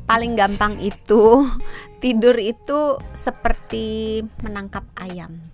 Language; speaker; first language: Indonesian; native; Indonesian